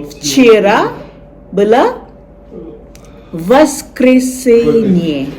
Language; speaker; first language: Russian; non-native, fluent; Bangla